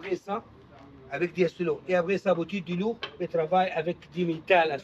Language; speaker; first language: French; non-native, learner; Arabic